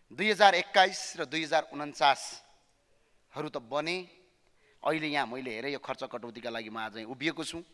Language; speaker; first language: Nepali; native; Nepali